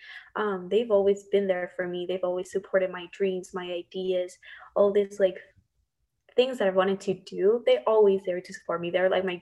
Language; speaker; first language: English; non-native, fluent; Spanish